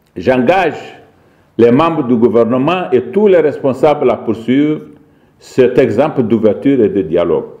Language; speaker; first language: French; non-native, local second language; Arabic